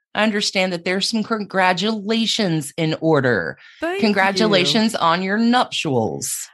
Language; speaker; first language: English; native; English